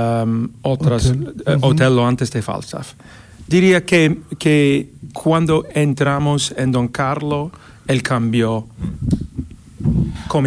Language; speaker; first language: Spanish; non-native, fluent; English